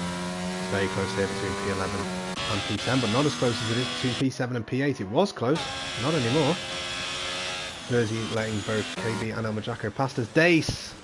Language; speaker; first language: English; native; English